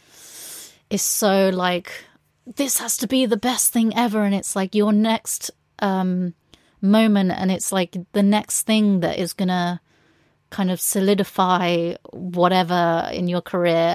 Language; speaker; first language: English; native; English